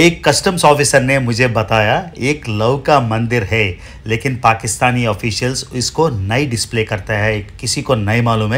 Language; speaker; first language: Hindi; non-native, local second language; Telugu